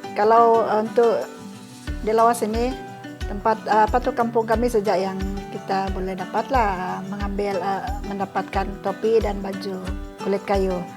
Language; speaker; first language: Malay; non-native, local second language; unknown